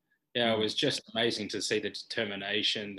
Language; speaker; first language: English; native; English